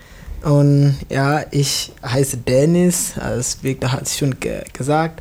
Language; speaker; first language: German; non-native, learner; Swahili